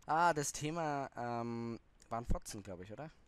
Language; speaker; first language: German; native; German